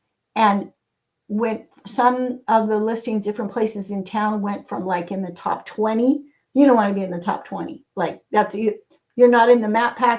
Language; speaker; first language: English; native; English